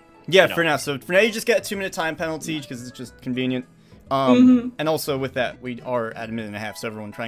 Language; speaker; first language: English; native; English